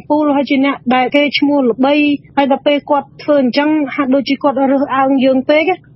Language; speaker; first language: Khmer; non-native, local second language; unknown